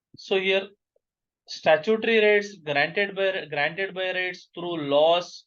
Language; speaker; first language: English; non-native, local second language; Kannada